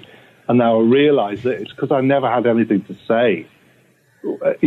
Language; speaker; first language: English; native; English